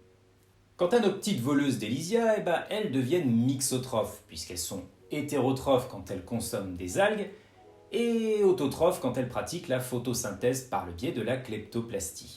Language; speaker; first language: French; native; French